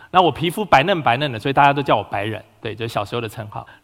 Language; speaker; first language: Chinese; native; Chinese